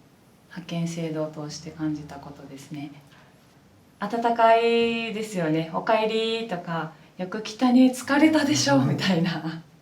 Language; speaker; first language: Japanese; native; Japanese